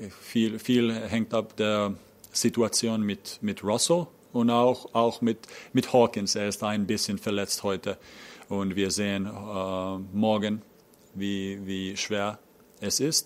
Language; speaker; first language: German; non-native, learner; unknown